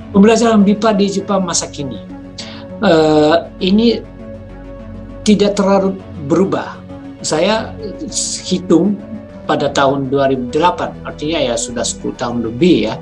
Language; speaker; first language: Indonesian; non-native, fluent; Japanese